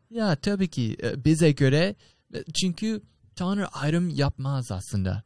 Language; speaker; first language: Turkish; non-native, fluent; English